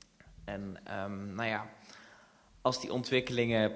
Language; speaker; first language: Dutch; native; Dutch